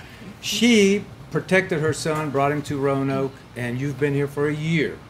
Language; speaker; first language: English; native; English